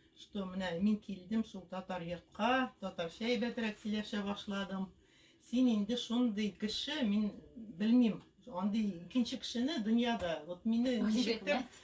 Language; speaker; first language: Tatar; non-native, local second language; Russian